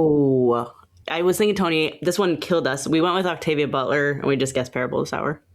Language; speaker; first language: English; native; English